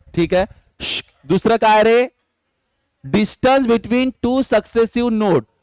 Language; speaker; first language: Hindi; non-native, local second language; Marathi